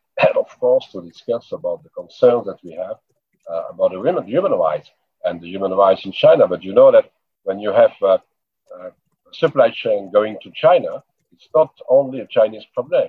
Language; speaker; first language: English; non-native, fluent; French